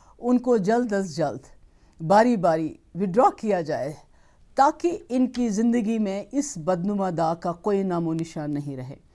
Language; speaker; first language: Hindi; non-native, local second language; Kashmiri